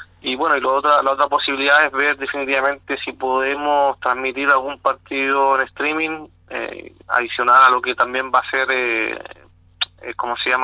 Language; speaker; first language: Spanish; native; Spanish